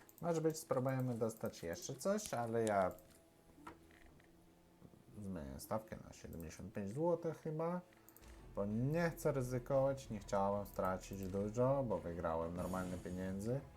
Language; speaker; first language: Polish; non-native, learner; Russian